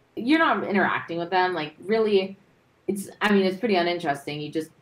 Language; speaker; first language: English; native; English